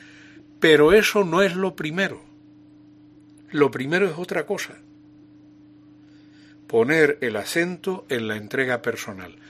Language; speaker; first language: Spanish; native; Spanish